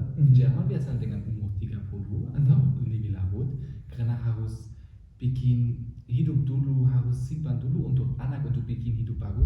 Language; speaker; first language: Indonesian; non-native, fluent; German